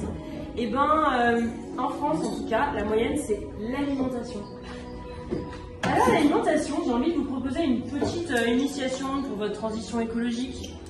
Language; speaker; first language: French; native; French